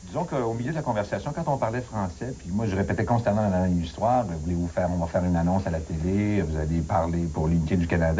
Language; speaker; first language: French; native; French